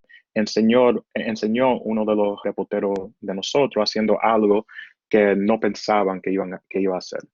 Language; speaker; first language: Spanish; early bilingual, heritage; Spanish